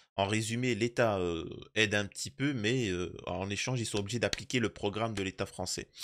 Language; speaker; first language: French; native; French